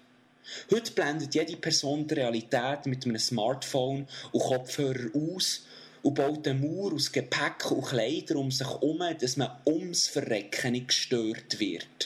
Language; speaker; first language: German; native; German